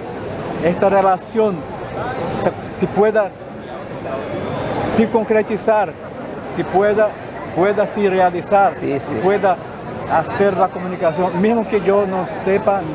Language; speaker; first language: Spanish; non-native, fluent; Portuguese